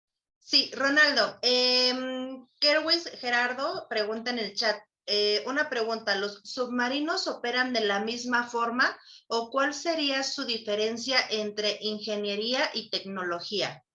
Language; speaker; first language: Spanish; native; Spanish